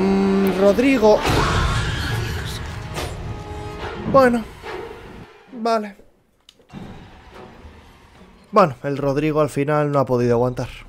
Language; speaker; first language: Spanish; native; Spanish